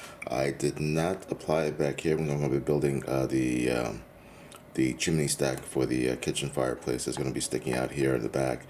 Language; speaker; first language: English; native; English